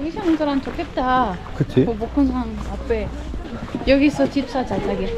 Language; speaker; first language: Korean; non-native, learner; Spanish